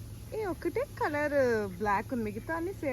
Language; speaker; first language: Telugu; early bilingual, heritage; Telugu